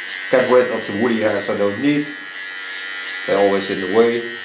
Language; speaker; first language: English; non-native, fluent; Dutch